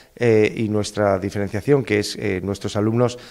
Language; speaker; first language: Spanish; native; Spanish